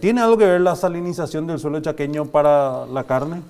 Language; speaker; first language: Spanish; native; Spanish